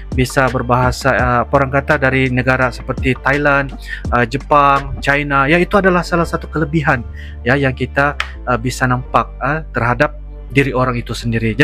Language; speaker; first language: Malay; native; Malay